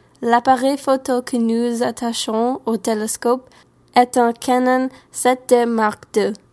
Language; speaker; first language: French; non-native, learner; English